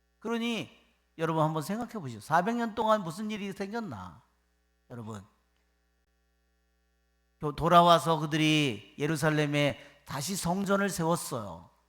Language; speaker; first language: Korean; native; Korean